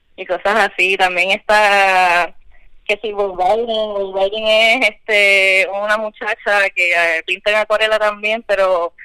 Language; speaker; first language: Spanish; native; Spanish